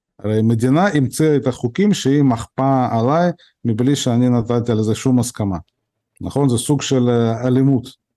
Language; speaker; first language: Hebrew; early bilingual, other home language; Russian